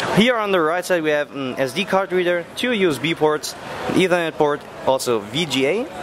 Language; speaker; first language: English; non-native, fluent; German